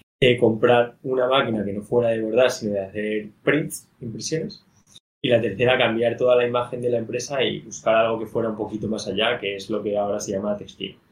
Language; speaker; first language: Spanish; native; Spanish